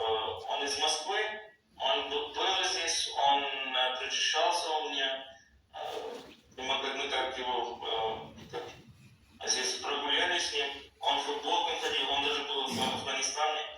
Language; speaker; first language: Russian; non-native, local second language; Punjabi